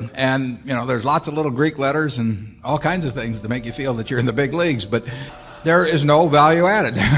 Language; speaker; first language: English; native; English